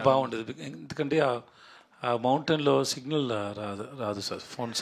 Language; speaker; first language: Telugu; non-native, learner; Tamil